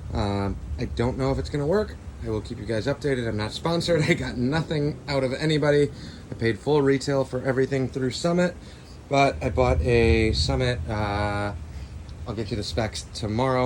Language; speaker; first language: English; native; English